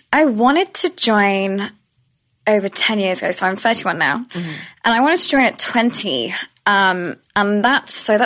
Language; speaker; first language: English; native; English